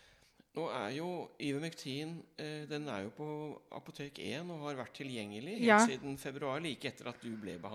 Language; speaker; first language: Norwegian; native; Norwegian